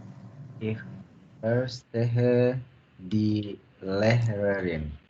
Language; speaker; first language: German; non-native, learner; Indonesian